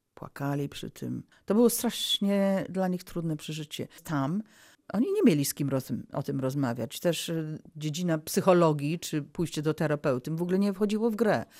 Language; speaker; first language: Polish; early bilingual, heritage; Polish